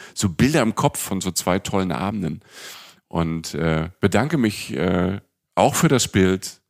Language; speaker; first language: German; native; German